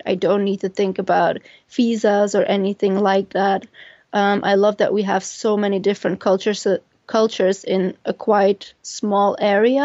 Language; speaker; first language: English; non-native, fluent; Dutch